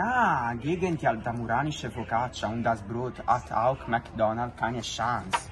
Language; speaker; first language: German; non-native, learner; Italian